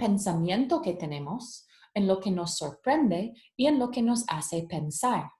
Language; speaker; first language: Spanish; early bilingual, heritage; Spanish